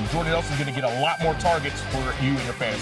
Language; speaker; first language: English; native; English